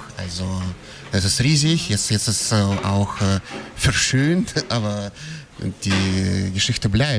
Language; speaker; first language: German; non-native, fluent; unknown